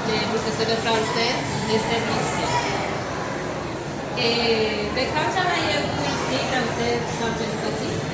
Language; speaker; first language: French; non-native, learner; Spanish